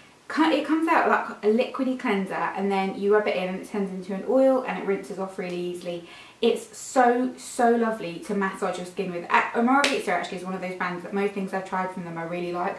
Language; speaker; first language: English; native; English